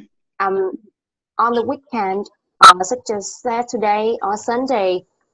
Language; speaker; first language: English; non-native, learner; Vietnamese